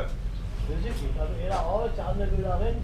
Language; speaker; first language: German; native; German